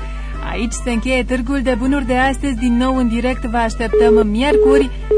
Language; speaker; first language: Romanian; native; Romanian